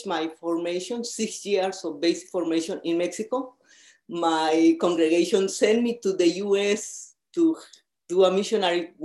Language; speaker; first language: English; non-native, fluent; Spanish